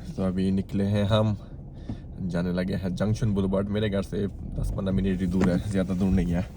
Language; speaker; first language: Urdu; non-native, fluent; Bangla